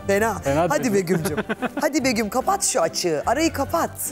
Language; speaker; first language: Turkish; native; Turkish